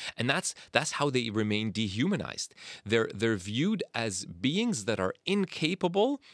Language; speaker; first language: English; early bilingual, other home language; Arabic